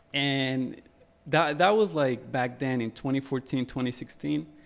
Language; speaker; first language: English; early bilingual, other home language; Spanish